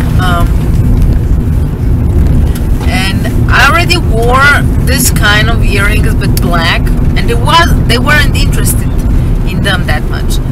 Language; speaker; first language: English; non-native, fluent; Slovenian